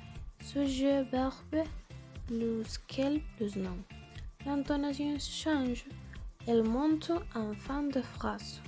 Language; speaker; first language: French; non-native, learner; Spanish